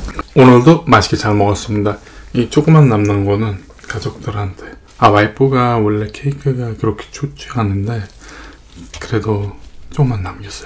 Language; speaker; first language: Korean; non-native, fluent; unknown